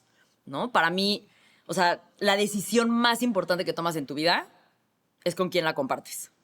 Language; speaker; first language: Spanish; native; Spanish